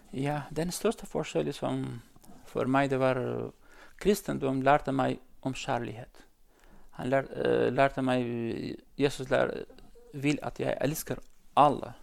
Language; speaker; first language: Norwegian; non-native, learner; Central Kurdish